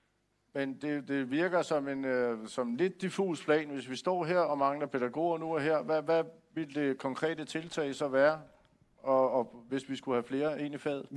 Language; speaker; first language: Danish; native; Danish